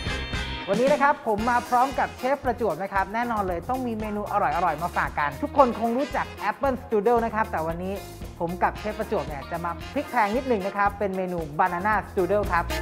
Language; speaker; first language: Thai; native; Thai